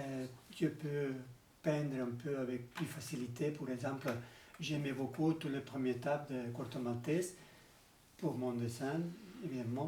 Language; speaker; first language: French; non-native, learner; Spanish